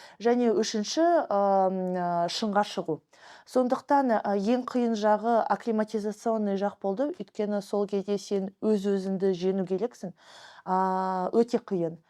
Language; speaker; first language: Kazakh; non-native, local second language; Russian